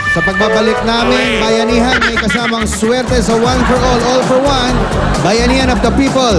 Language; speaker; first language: Filipino; native; Filipino